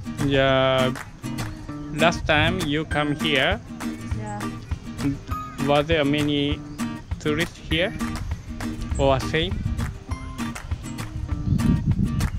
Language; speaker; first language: English; non-native, learner; Japanese